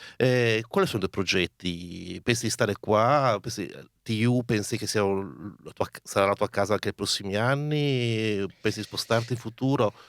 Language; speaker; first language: Italian; native; Italian